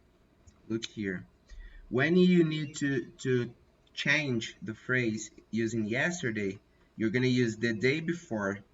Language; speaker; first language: English; non-native, fluent; Portuguese